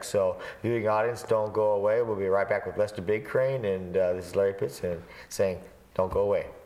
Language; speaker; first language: English; native; English